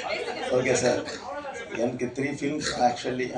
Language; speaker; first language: Tamil; non-native, learner; Telugu